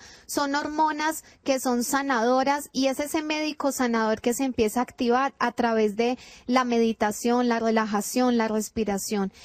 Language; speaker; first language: Spanish; native; Spanish